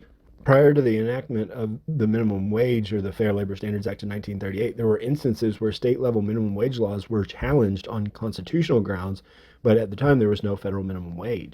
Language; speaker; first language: English; native; English